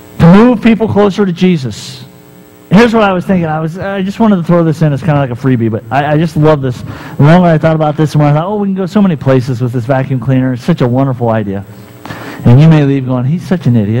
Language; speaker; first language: English; native; English